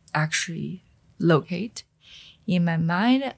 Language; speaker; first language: English; non-native, fluent; Chinese